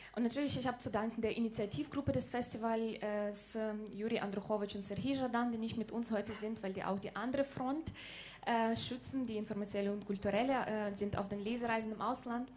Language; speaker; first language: German; non-native, fluent; Ukrainian